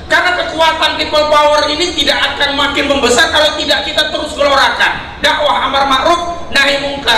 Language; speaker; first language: Indonesian; native; Indonesian